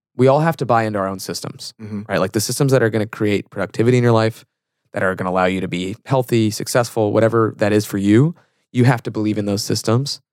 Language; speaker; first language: English; native; English